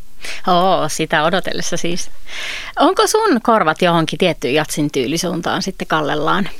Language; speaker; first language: Finnish; native; Finnish